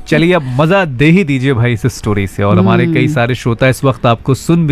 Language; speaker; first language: Hindi; native; Hindi